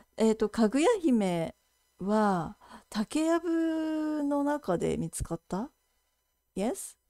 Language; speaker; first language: Japanese; native; Japanese